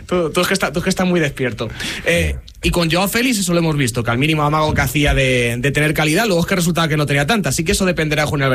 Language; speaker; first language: Spanish; native; Spanish